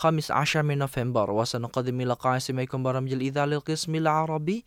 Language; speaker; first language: Arabic; native; Arabic